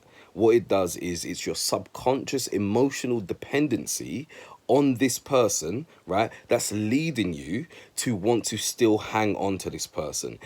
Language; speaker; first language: English; native; English